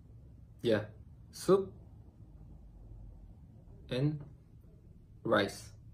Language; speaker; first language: English; non-native, learner; Korean